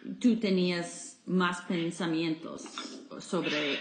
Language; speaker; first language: Spanish; non-native, fluent; English